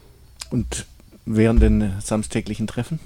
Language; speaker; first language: German; native; German